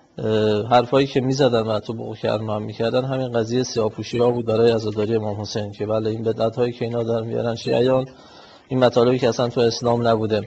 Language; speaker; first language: Persian; native; Persian